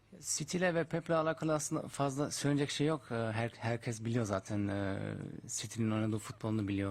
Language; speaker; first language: Turkish; early bilingual, heritage; Turkish